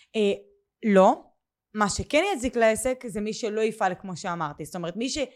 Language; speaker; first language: Hebrew; native; Hebrew